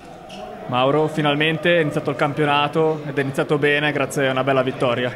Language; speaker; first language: Italian; native; Italian